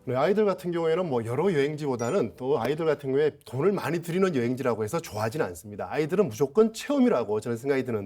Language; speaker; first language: Korean; native; Korean